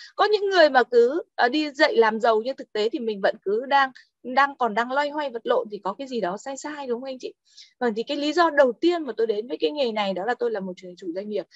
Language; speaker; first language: Vietnamese; native; Vietnamese